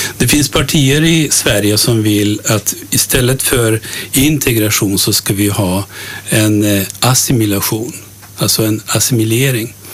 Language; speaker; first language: Swedish; early bilingual, other home language; Turkish